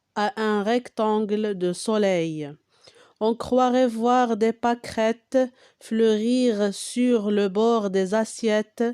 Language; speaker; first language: French; non-native, local second language; Arabic